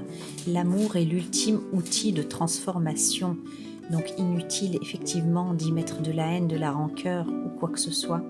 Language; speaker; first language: French; native; French